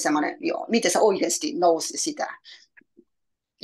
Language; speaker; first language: Finnish; non-native, learner; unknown